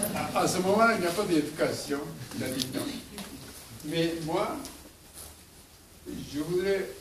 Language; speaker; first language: French; non-native, learner; Japanese